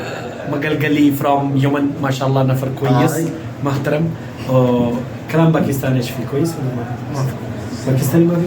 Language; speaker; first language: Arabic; non-native, learner; Urdu